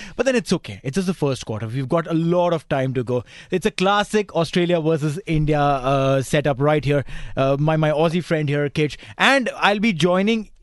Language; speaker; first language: English; non-native, local second language; Hindi